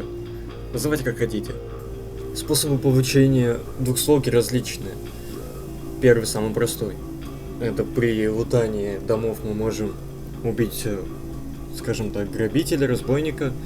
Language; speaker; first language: Russian; native; Russian